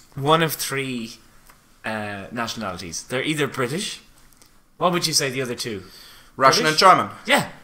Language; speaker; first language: English; native; English